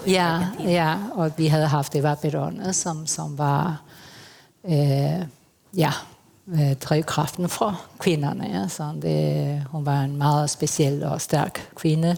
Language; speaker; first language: Danish; non-native, fluent; Spanish